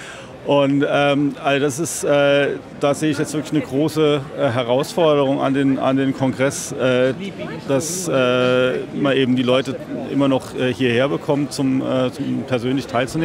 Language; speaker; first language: German; native; German